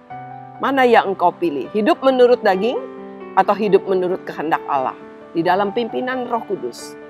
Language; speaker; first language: Indonesian; native; Indonesian